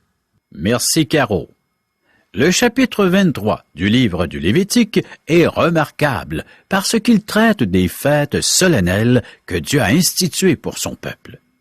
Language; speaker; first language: French; native; French